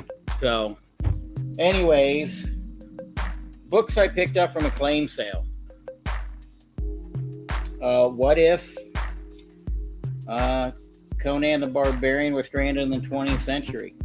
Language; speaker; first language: English; native; English